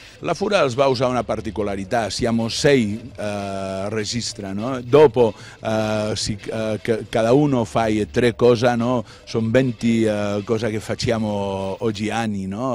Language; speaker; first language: Italian; non-native, learner; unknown